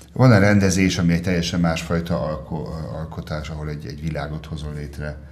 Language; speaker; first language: Hungarian; early bilingual, heritage; Hungarian